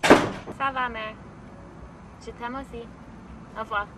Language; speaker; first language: French; non-native, learner; English